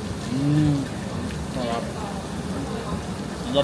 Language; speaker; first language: English; non-native, local second language; Filipino